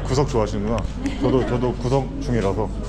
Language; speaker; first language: Korean; native; Korean